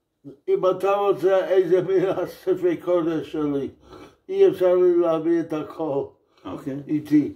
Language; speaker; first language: Hebrew; non-native, fluent; English